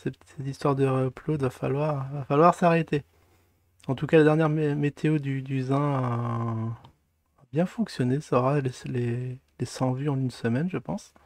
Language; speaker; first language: French; native; French